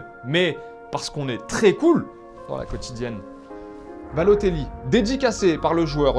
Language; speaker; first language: French; native; French